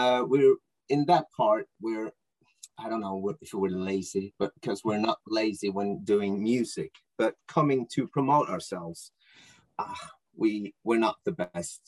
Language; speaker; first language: English; non-native, fluent; Norwegian